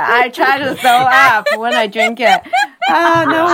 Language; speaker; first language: English; non-native, learner; Chinese